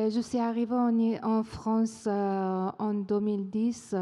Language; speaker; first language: French; non-native, fluent; Persian